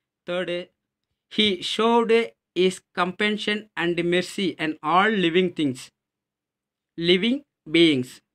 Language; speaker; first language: English; non-native, local second language; Tamil